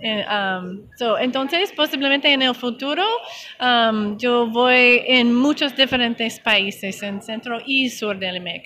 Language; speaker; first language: Spanish; non-native, learner; English